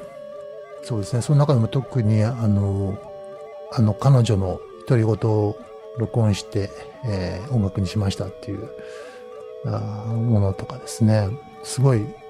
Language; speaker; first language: Japanese; native; Japanese